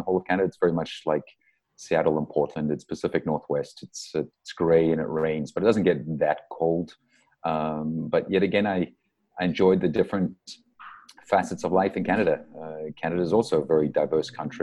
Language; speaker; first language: English; native; English